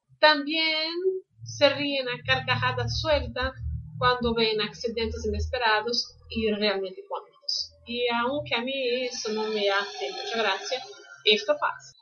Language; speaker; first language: Spanish; non-native, fluent; Portuguese